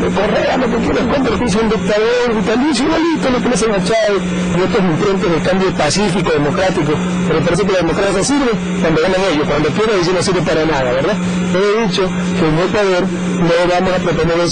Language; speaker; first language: Spanish; native; Spanish